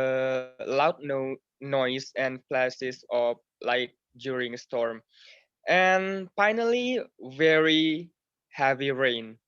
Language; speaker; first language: English; non-native, learner; Indonesian